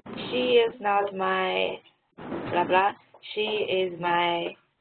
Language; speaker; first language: English; non-native, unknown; Chinese